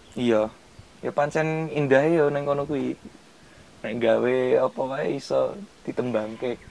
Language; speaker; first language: Javanese; non-native, local second language; Indonesian